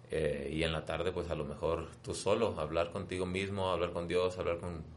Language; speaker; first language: Spanish; native; Spanish